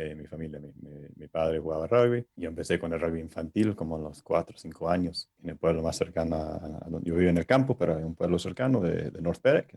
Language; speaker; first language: Spanish; non-native, fluent; English